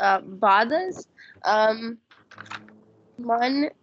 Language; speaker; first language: Persian; non-native, learner; Urdu